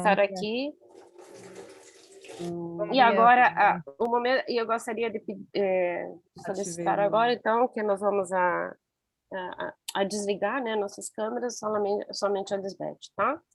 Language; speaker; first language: Portuguese; non-native, learner; Spanish